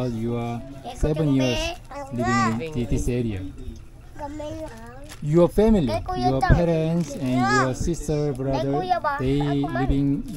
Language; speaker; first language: English; non-native, learner; Korean